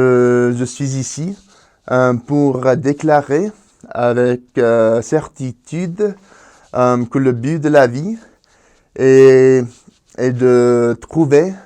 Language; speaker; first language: French; non-native, fluent; Spanish